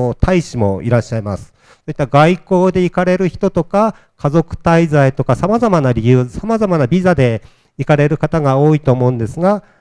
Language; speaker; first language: Japanese; native; Japanese